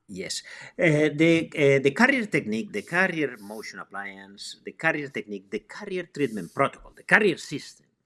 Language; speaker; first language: English; non-native, fluent; Spanish